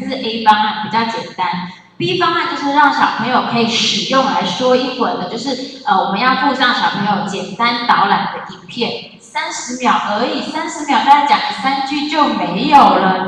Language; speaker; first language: Chinese; native; Chinese